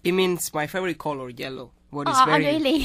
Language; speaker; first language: English; non-native, learner; Italian